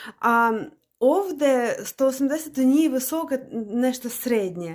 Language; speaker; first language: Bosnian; non-native, learner; Russian